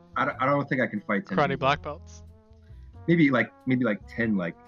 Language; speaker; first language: English; native; English